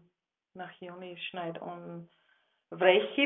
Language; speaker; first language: Greek; non-native, fluent; German